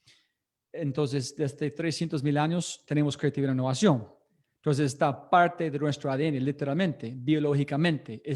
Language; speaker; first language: Spanish; non-native, fluent; English